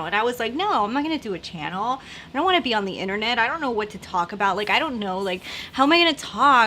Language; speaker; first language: English; native; English